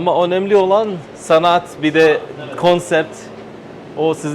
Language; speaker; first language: Turkish; non-native, learner; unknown